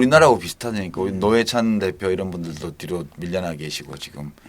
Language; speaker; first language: Korean; native; Korean